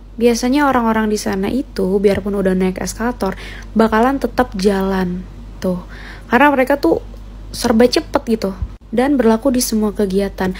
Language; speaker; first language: Indonesian; native; Indonesian